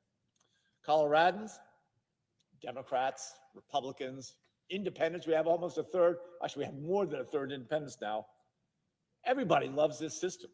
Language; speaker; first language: English; native; English